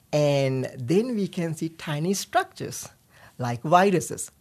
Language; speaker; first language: English; non-native, local second language; Sinhala